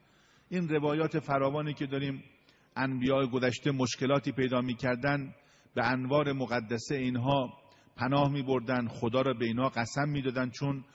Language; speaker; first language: Persian; native; Persian